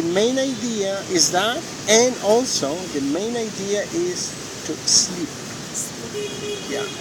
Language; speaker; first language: English; non-native, fluent; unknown